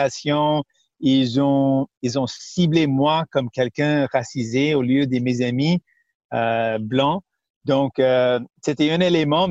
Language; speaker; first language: French; non-native, local second language; Punjabi